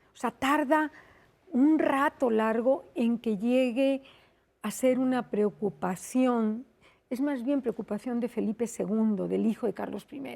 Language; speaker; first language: Spanish; native; Spanish